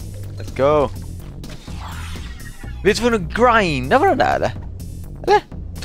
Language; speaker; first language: Swedish; native; Swedish